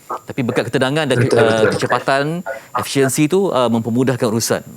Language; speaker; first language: Malay; native; Malay